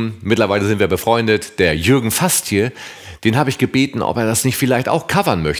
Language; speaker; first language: German; native; German